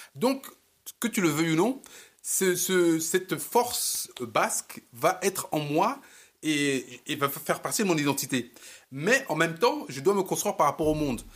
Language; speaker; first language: French; early bilingual, other home language; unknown